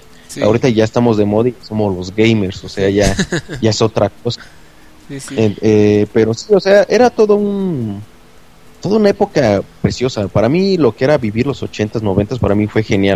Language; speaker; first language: Spanish; native; Spanish